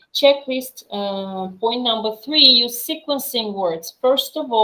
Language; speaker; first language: English; non-native, fluent; Russian